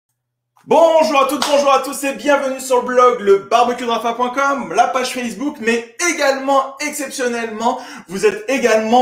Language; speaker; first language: French; native; French